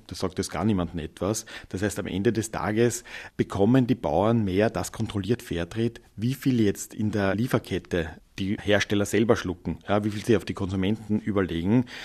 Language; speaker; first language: German; native; German